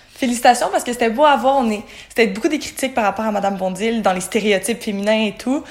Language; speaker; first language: French; native; French